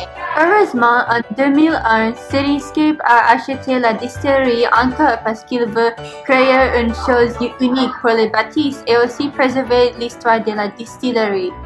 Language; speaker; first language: French; non-native, learner; English